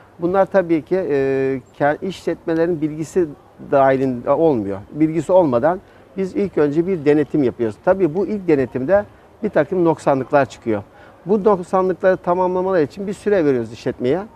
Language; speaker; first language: Turkish; native; Turkish